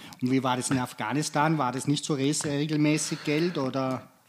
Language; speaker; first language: German; native; German